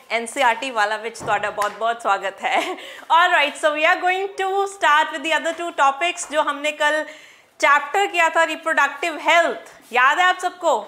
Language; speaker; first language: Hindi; non-native, local second language; Punjabi